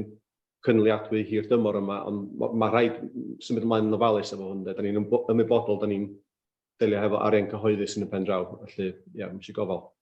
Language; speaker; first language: Welsh; native; Welsh